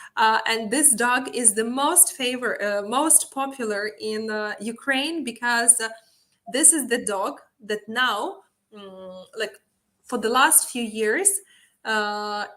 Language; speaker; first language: English; non-native, fluent; Ukrainian